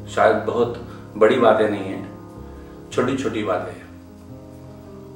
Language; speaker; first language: Hindi; non-native, local second language; Marathi